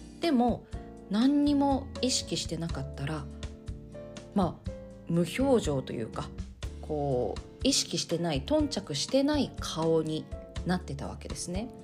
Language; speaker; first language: Japanese; native; Japanese